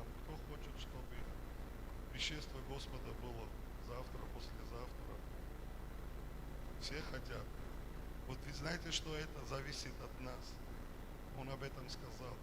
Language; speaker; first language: Russian; non-native, fluent; Armenian